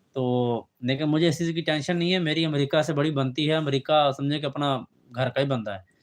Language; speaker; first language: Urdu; non-native, local second language; Punjabi